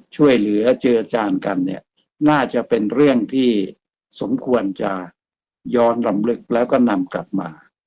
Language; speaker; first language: Thai; native; Thai